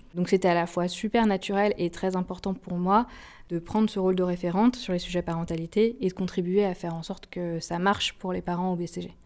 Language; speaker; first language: French; native; French